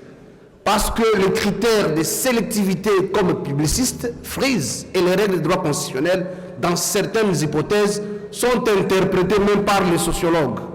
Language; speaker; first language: French; native; French